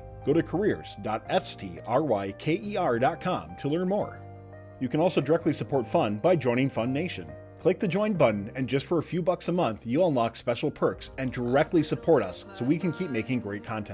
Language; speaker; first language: English; native; English